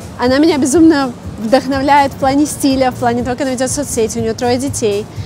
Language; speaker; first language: Russian; native; Russian